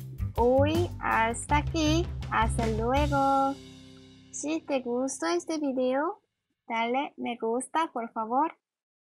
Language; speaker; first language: Spanish; non-native, learner; Korean